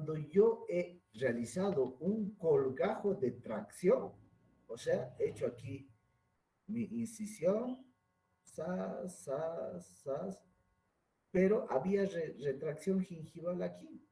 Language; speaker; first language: Spanish; native; Spanish